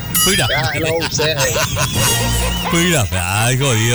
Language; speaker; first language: Spanish; native; Spanish